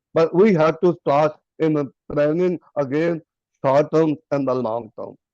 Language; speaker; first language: English; non-native, local second language; Punjabi